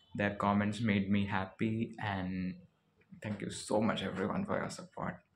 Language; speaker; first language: English; non-native, local second language; Marathi